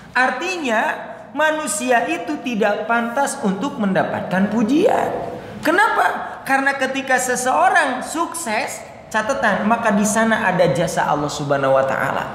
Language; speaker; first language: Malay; non-native, local second language; Sundanese